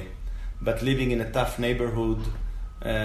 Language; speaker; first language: English; non-native, fluent; Spanish